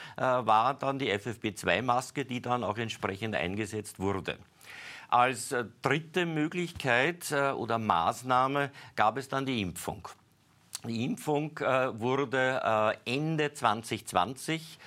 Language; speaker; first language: German; native; German